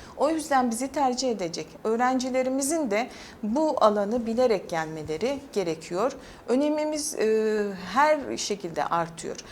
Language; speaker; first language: Turkish; native; Turkish